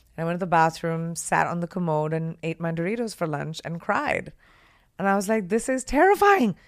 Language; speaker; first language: English; non-native, local second language; Hindi